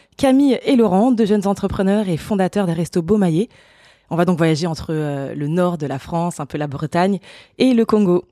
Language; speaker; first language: French; native; French